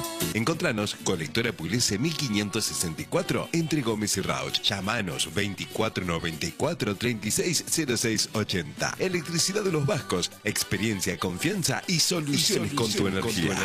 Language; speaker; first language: Spanish; native; Spanish